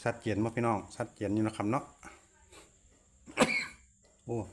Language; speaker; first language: Thai; non-native, local second language; Northeastern Thai